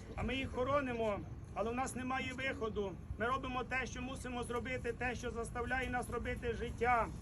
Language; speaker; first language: Ukrainian; native; Ukrainian